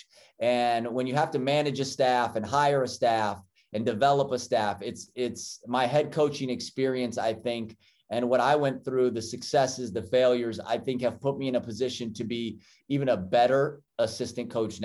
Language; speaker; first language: English; native; English